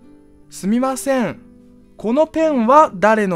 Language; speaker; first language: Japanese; non-native, fluent; Chinese